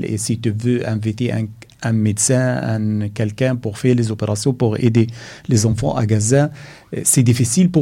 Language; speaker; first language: French; non-native, fluent; Arabic